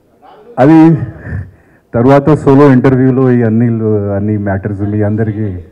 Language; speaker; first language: Telugu; non-native, fluent; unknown